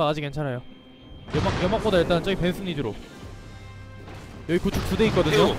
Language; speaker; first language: Korean; native; Korean